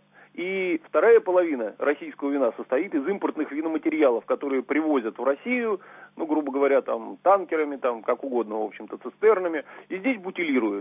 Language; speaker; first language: Russian; native; Russian